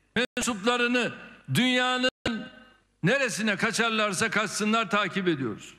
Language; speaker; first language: Turkish; native; Turkish